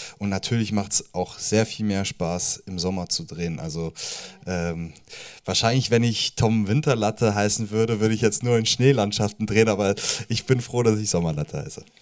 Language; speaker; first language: German; native; German